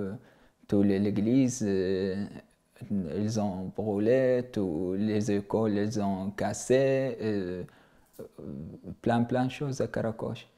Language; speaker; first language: French; non-native, learner; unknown